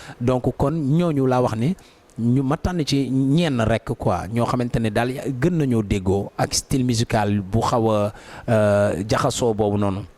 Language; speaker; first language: Wolof; native; Wolof